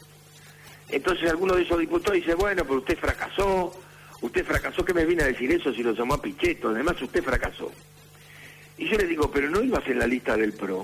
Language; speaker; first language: Spanish; native; Spanish